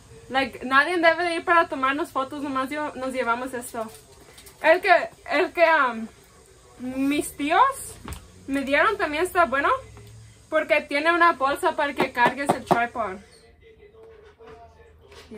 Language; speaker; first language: Spanish; early bilingual, heritage; Spanish